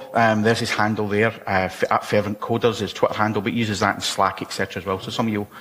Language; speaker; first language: English; native; English